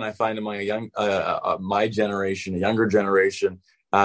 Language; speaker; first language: English; native; English